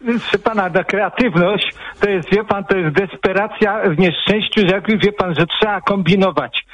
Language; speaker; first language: Polish; native; Polish